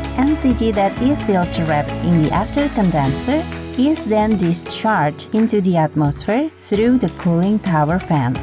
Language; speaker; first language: English; non-native, fluent; Indonesian